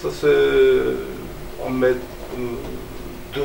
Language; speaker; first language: French; non-native, learner; Japanese